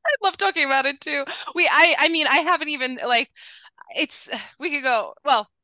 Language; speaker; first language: English; early bilingual, other home language; Spanish